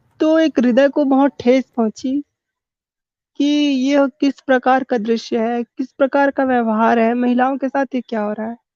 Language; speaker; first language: Hindi; native; Hindi